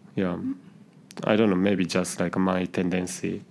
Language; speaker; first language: English; non-native, learner; Japanese